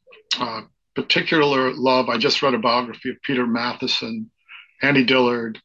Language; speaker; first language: English; native; English